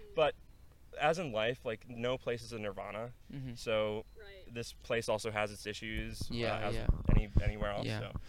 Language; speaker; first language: English; non-native, fluent; Norwegian